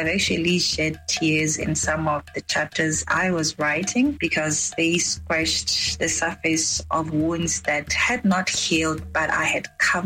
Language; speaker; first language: English; non-native, local second language; Tswana